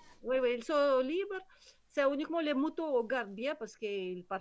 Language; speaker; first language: French; non-native, learner; Kyrgyz